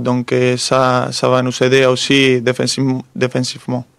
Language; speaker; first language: French; non-native, fluent; Spanish